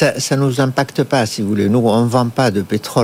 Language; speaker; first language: French; non-native, fluent; Arabic